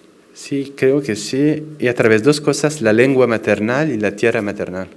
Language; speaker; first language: Spanish; non-native, fluent; French